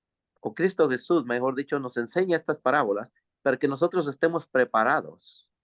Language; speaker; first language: Spanish; native; Spanish